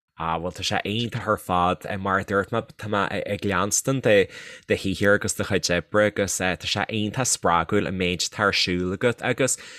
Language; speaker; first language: Irish; native; Irish